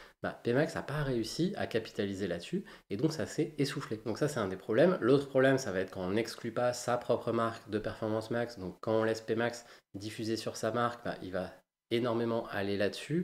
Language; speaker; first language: French; native; French